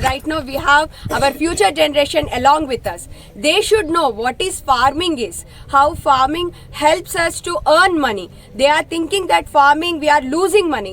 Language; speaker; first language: English; non-native, local second language; Telugu